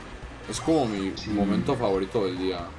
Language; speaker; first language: Spanish; native; Spanish